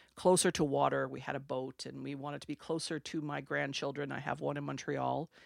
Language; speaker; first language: English; non-native, fluent; French